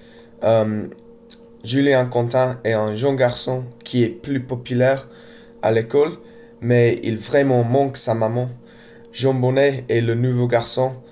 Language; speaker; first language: French; non-native, learner; English